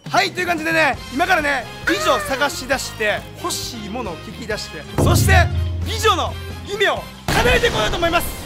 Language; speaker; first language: Japanese; native; Japanese